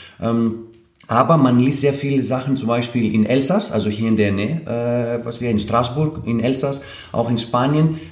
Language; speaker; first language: German; non-native, fluent; Greek